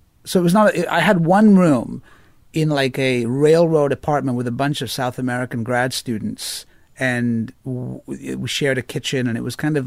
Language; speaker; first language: English; native; English